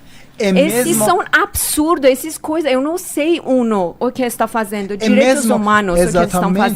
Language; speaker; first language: Portuguese; non-native, fluent; Persian